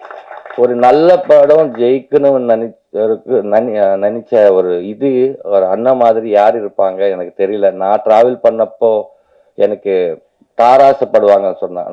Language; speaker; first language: Tamil; non-native, learner; Telugu